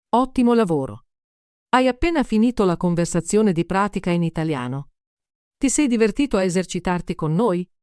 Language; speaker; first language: Italian; native; Italian